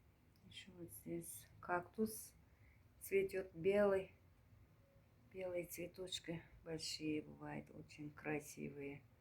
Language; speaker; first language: Russian; non-native, learner; Turkmen